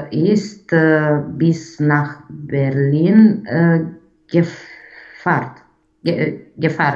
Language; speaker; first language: German; non-native, learner; Romanian